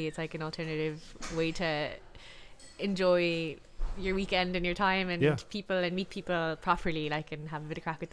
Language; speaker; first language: English; native; English